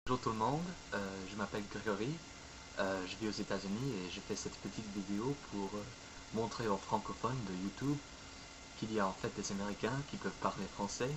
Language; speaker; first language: French; non-native, fluent; English